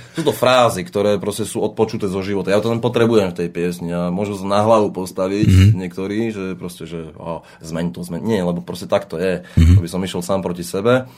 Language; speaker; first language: Slovak; native; Slovak